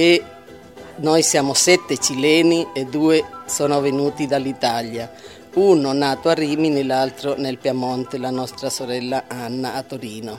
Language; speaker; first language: Italian; early bilingual, heritage; Italian